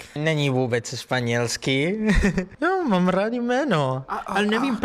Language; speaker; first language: Czech; non-native, learner; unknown